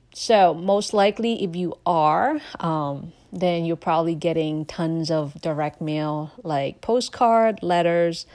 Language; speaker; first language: English; non-native, fluent; Lao